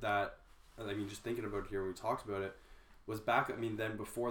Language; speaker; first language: English; native; English